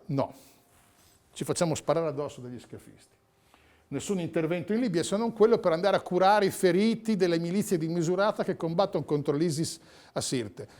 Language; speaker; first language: Italian; native; Italian